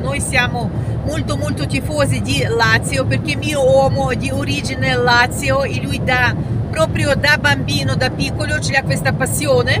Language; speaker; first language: Italian; non-native, fluent; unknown